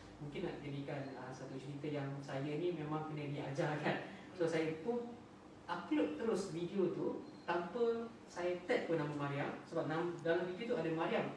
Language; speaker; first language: Malay; native; Malay